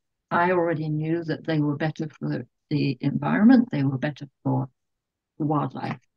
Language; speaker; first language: English; native; English